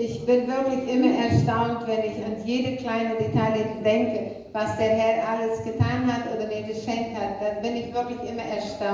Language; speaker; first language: German; non-native, fluent; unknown